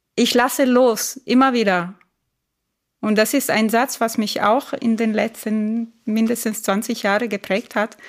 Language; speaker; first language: German; non-native, fluent; Italian